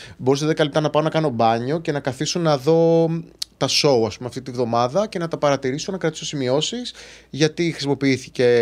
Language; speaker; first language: Greek; native; Greek